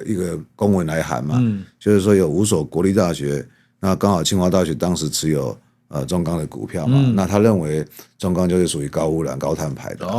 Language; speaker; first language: Chinese; native; Chinese